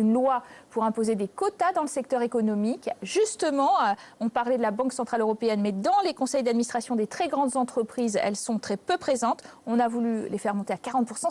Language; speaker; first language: French; native; French